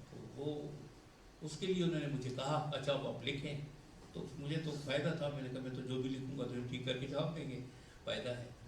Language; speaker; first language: Urdu; non-native, local second language; Pashto